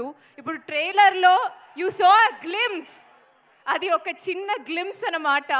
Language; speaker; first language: Telugu; non-native, fluent; Malayalam